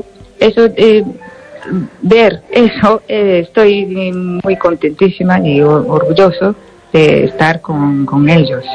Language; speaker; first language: Spanish; non-native, learner; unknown